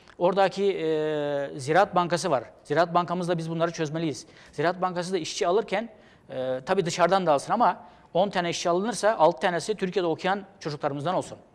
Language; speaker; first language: Turkish; native; Turkish